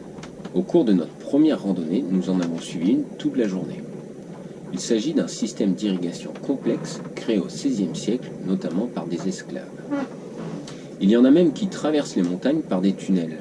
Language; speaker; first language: French; native; French